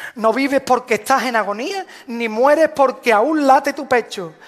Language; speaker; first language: Spanish; native; Spanish